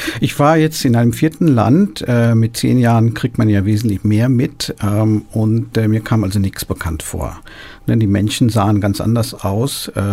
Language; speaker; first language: German; early bilingual, other home language; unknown